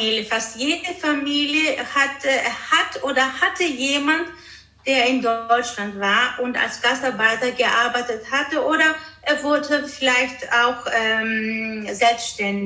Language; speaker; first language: German; early bilingual, other home language; Greek